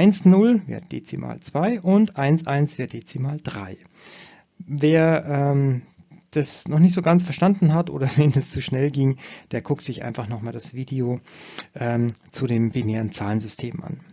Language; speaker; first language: German; native; German